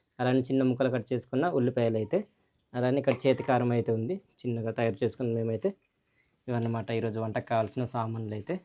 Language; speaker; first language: Telugu; non-native, local second language; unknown